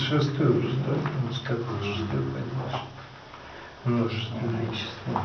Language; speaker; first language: Russian; native; Russian